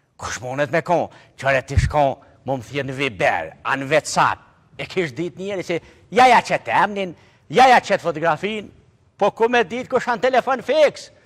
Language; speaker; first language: Albanian; native; Albanian